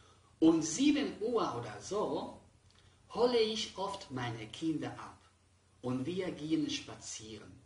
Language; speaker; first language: German; non-native, fluent; Spanish